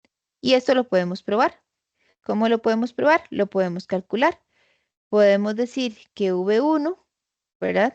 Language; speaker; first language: Spanish; native; Spanish